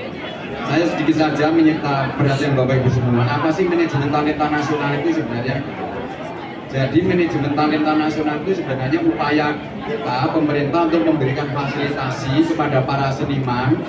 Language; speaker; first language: Indonesian; native; Indonesian